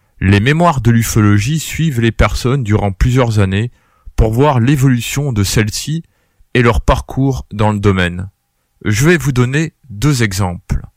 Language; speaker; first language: French; native; French